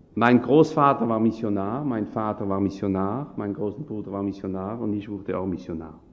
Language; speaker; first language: German; non-native, fluent; French